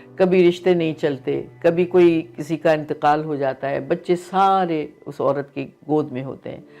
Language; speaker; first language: Urdu; non-native, local second language; Sindhi